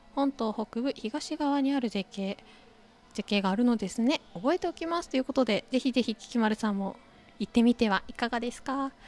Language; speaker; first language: Japanese; native; Japanese